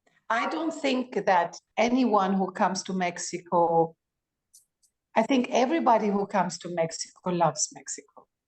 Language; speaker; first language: English; non-native, fluent; Greek